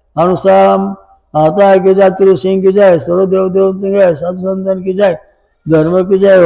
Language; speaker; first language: Hindi; non-native, local second language; Marathi